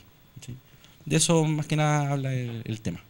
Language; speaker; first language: Spanish; native; Spanish